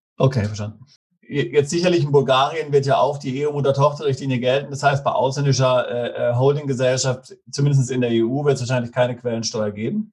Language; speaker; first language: German; native; German